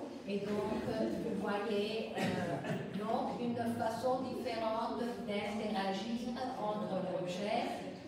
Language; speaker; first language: French; non-native, fluent; Italian